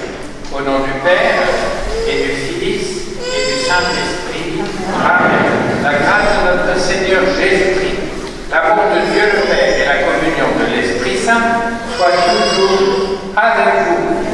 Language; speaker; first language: French; native; French